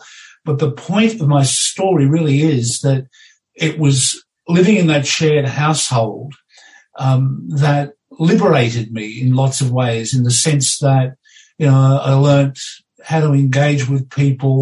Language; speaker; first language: English; native; English